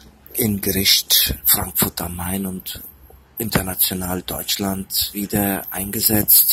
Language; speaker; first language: German; early bilingual, other home language; Turkish